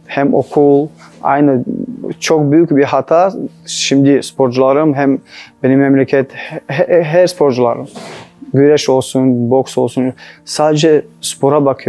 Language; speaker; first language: Turkish; non-native, learner; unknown